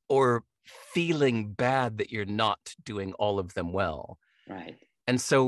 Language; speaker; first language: English; native; English